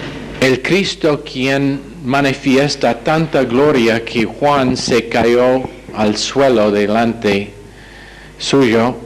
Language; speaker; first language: Spanish; non-native, fluent; English